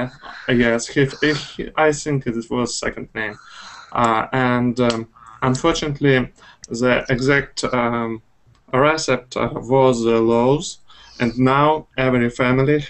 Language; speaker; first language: English; non-native, fluent; Russian